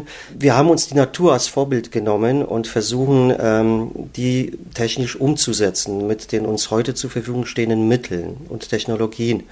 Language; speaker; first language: German; native; German